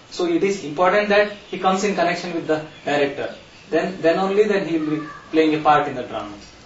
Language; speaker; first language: Hindi; native; Hindi